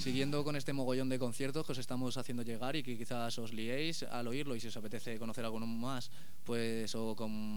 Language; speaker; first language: Spanish; native; Spanish